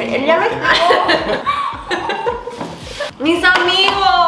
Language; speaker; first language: Spanish; early bilingual, heritage; Korean